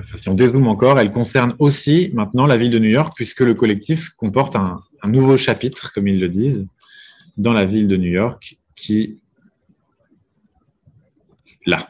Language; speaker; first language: French; native; French